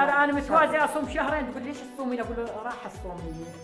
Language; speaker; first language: Arabic; native; Arabic